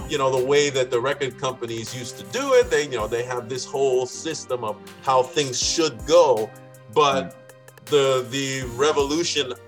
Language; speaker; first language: English; native; English